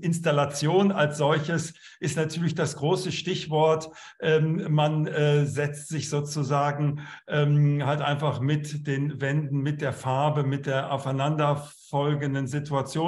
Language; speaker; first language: German; native; German